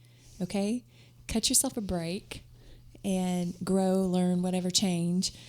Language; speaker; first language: English; native; English